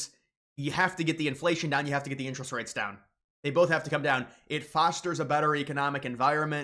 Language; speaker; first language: English; native; English